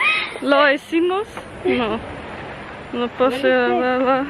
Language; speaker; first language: Spanish; non-native, learner; English